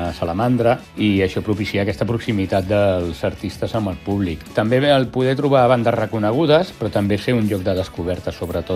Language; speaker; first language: Catalan; native; Catalan